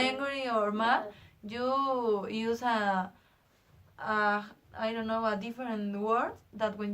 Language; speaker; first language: English; non-native, learner; Spanish